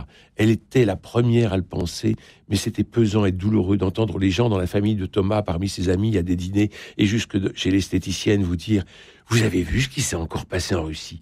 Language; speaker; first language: French; native; French